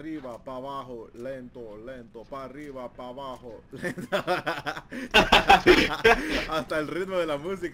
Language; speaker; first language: Spanish; native; Spanish